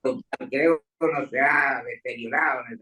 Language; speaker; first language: Spanish; native; Spanish